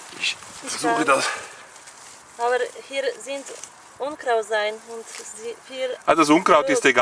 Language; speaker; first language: German; non-native, learner; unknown